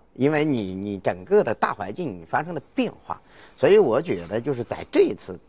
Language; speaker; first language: Chinese; native; Chinese